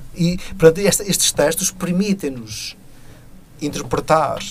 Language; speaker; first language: Portuguese; native; Portuguese